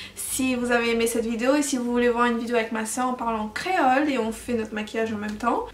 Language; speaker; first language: French; early bilingual, heritage; French